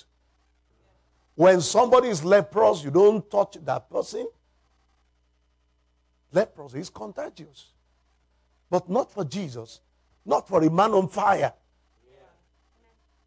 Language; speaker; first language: English; non-native, local second language; Yoruba